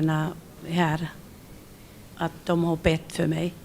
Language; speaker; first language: Swedish; non-native, local second language; Finnish